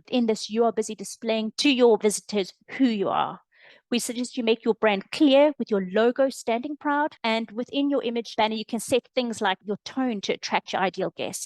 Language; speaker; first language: English; native; English